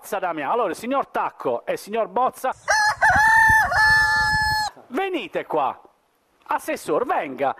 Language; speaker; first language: Italian; native; Italian